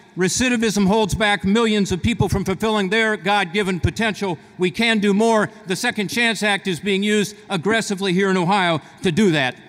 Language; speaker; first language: English; native; English